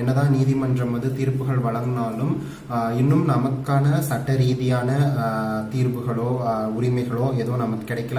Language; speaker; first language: Tamil; native; Tamil